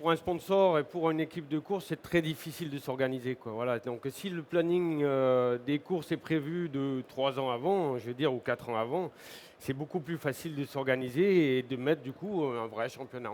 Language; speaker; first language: French; native; French